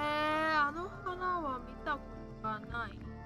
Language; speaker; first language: Japanese; non-native, learner; Chinese